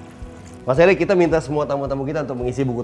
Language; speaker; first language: Indonesian; native; Indonesian